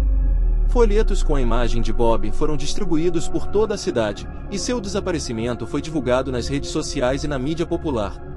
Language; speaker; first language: Portuguese; native; Portuguese